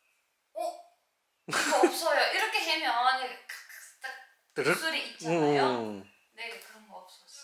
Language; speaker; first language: Korean; non-native, learner; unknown